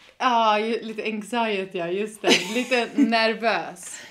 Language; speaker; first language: Swedish; native; Swedish